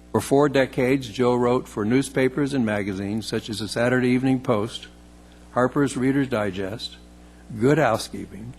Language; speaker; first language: English; native; English